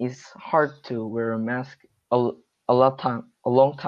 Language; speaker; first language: English; non-native, learner; Korean